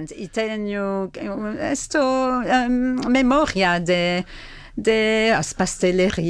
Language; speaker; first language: Portuguese; non-native, learner; Italian